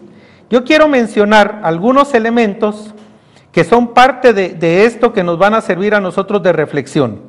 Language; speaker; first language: Spanish; native; Spanish